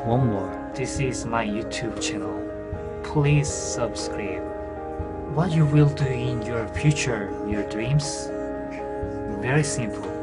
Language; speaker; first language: English; non-native, learner; Korean